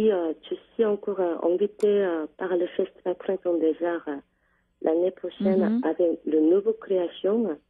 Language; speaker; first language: French; non-native, learner; Korean